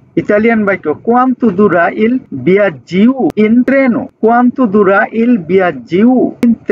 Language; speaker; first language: Italian; non-native, fluent; Bangla